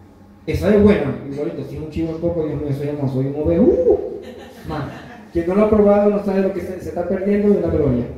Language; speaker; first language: Spanish; native; Spanish